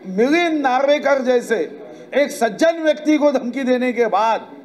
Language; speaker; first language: Hindi; non-native, local second language; Marathi